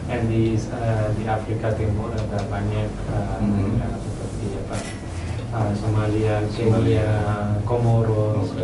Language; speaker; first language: Indonesian; non-native, learner; Malayalam